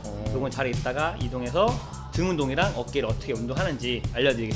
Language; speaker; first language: Korean; native; Korean